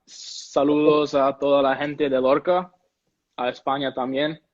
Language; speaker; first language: Spanish; non-native, learner; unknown